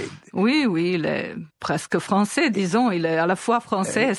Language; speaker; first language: French; non-native, fluent; Serbian